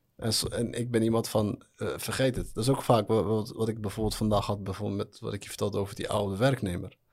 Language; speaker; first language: Dutch; early bilingual, other home language; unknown